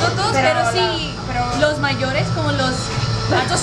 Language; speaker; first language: Spanish; non-native, learner; Korean